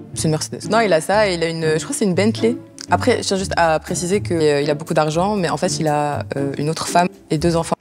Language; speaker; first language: French; non-native, local second language; Arabic